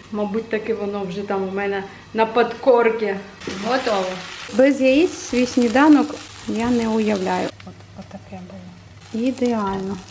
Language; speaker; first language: Ukrainian; non-native, local second language; Russian